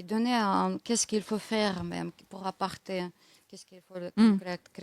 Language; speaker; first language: French; non-native, learner; Russian